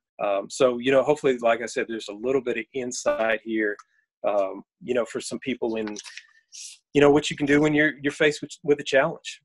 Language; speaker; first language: English; native; English